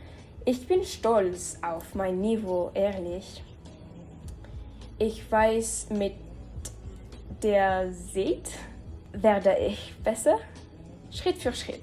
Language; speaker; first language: German; non-native, learner; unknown